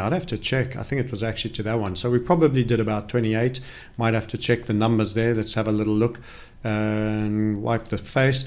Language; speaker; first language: English; native; English